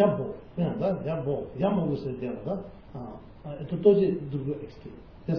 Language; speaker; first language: Russian; non-native, learner; Tibetan